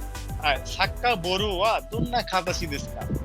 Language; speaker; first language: Japanese; non-native, fluent; Bangla